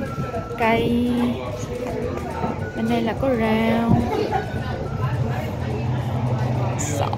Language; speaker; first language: Vietnamese; native; Vietnamese